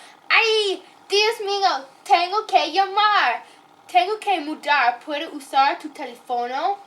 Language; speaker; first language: Spanish; non-native, learner; English